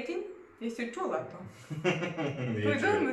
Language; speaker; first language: Turkish; non-native, learner; Serbian